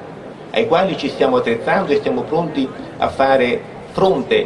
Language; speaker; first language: Italian; native; Italian